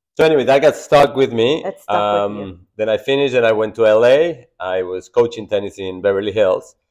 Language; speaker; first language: English; non-native, fluent; Spanish